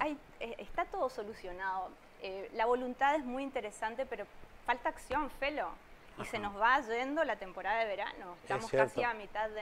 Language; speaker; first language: Spanish; native; Spanish